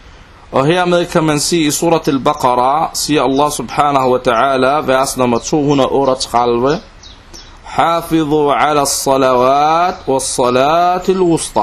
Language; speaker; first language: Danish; non-native, local second language; Arabic